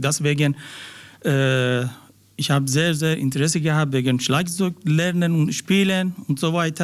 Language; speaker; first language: German; non-native, learner; Persian